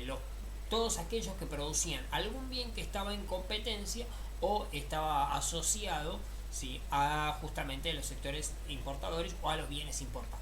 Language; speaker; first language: Spanish; native; Spanish